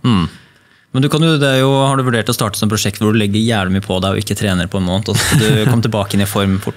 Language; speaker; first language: Norwegian; native; Norwegian